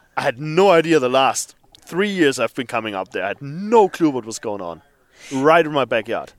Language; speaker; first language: English; non-native, fluent; German